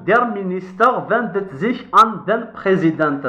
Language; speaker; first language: German; non-native, fluent; Kabyle